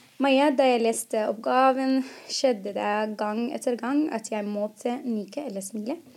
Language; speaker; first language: Norwegian; non-native, fluent; Arabic